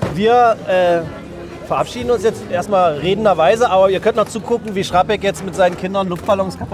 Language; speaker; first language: German; native; German